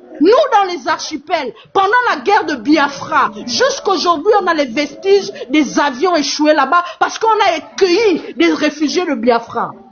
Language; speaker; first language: French; non-native, fluent; Portuguese